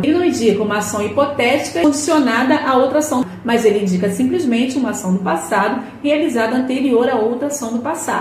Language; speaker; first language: Portuguese; native; Portuguese